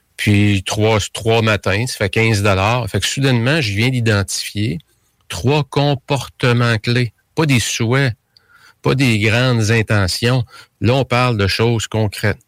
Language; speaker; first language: French; native; French